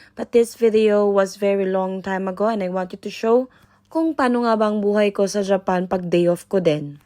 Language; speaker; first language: Filipino; native; Filipino